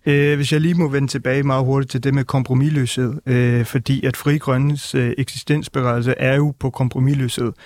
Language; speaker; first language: Danish; early bilingual, other home language; Punjabi